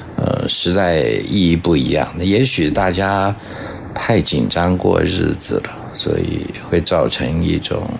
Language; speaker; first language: Chinese; native; Chinese